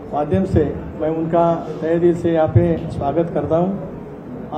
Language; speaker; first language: Hindi; non-native, local second language; Marathi